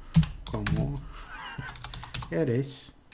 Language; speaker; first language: Spanish; non-native, learner; English